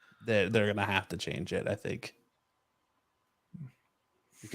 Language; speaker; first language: English; native; English